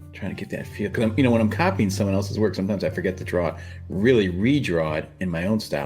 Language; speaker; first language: English; native; English